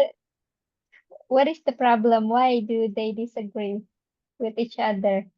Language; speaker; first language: English; non-native, fluent; Indonesian